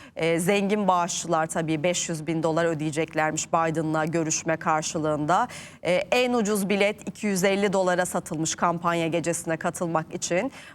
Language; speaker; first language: Turkish; native; Turkish